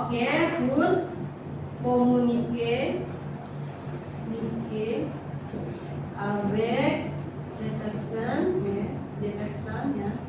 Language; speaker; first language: French; non-native, fluent; Indonesian